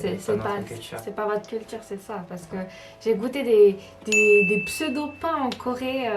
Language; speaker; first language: French; native; French